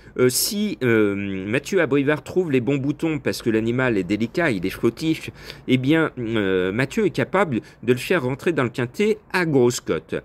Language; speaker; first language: French; native; French